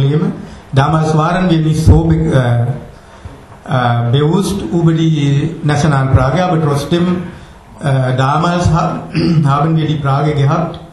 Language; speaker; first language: German; non-native, learner; Sinhala